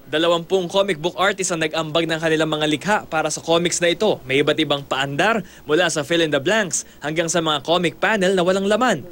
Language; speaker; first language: Filipino; native; Filipino